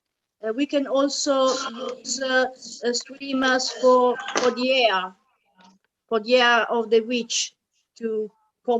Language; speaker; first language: English; non-native, fluent; Italian